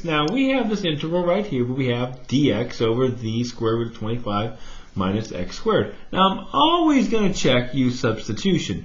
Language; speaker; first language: English; native; English